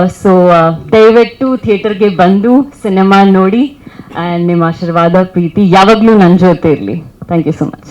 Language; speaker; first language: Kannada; non-native, learner; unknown